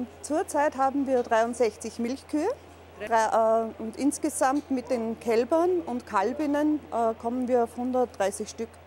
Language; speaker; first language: German; native; German